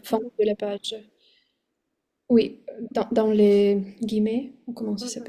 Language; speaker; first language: French; non-native, fluent; Russian